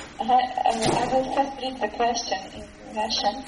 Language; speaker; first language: English; non-native, learner; Russian